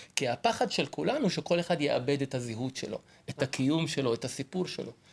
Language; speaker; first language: Hebrew; non-native, local second language; Arabic